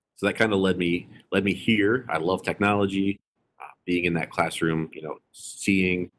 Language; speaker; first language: English; native; English